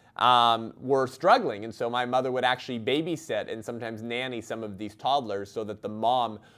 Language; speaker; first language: English; native; English